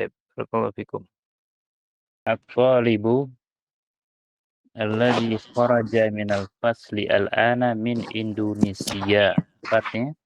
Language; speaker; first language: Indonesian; native; Indonesian